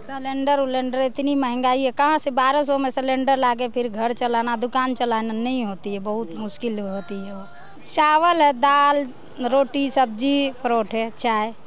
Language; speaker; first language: Hindi; native; Hindi